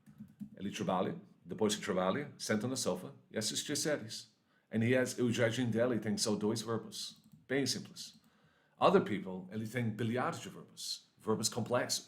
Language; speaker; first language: Portuguese; non-native, learner; English